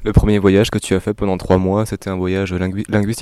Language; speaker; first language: French; native; French